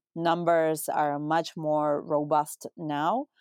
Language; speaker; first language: English; non-native, fluent; Spanish